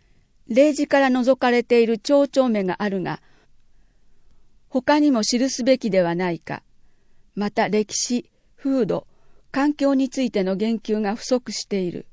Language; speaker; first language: Japanese; native; Japanese